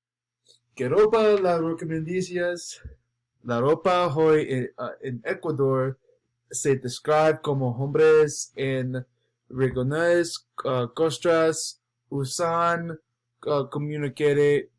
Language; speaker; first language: Spanish; non-native, learner; English